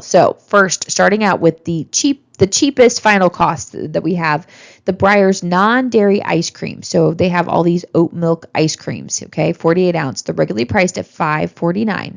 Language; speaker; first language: English; native; English